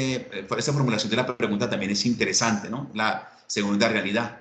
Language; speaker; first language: Spanish; native; Spanish